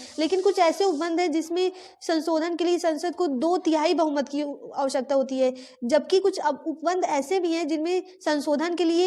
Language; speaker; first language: Hindi; native; Hindi